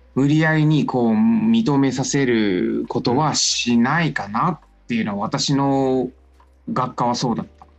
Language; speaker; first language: Japanese; non-native, fluent; Chinese